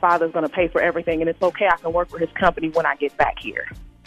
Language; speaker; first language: English; native; English